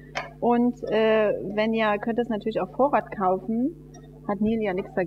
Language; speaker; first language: German; native; German